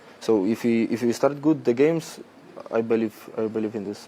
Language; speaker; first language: English; non-native, fluent; Polish